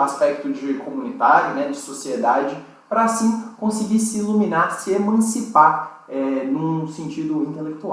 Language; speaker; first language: Portuguese; native; Portuguese